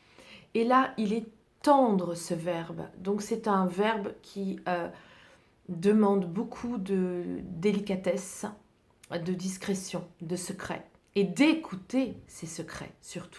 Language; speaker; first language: French; native; French